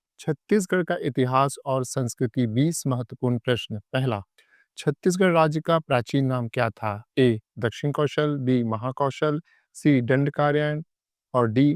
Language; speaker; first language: Hindi; native; Hindi